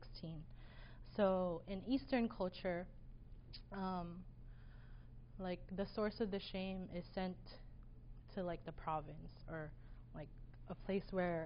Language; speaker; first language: English; early bilingual, other home language; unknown